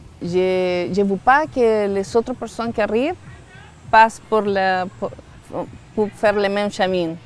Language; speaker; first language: French; non-native, learner; Spanish